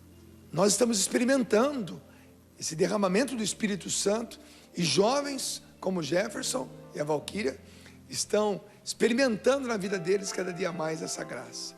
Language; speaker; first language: Portuguese; native; Portuguese